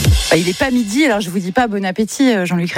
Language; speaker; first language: French; native; French